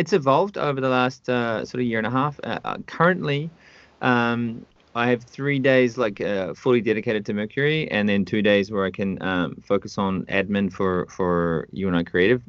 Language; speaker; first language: English; native; English